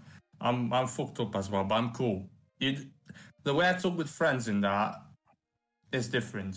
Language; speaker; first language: English; non-native, fluent; Romanian